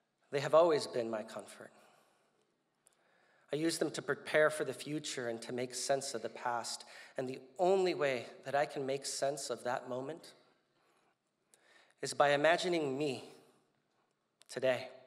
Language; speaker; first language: English; early bilingual, other home language; Spanish